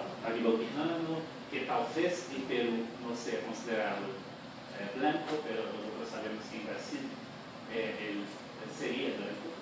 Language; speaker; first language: Spanish; non-native, fluent; Portuguese